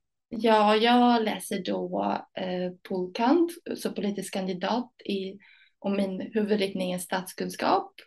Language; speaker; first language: Swedish; early bilingual, other home language; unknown